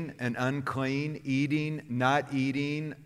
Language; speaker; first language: English; native; English